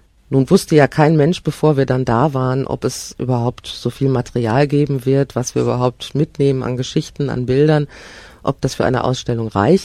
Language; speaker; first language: German; native; German